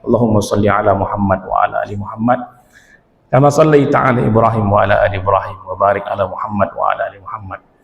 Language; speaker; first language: Indonesian; native; Indonesian